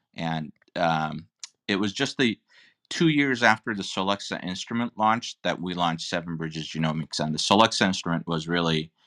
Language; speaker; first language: English; non-native, fluent; Turkish